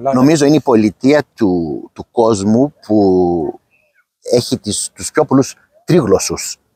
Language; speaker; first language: Greek; early bilingual, heritage; Greek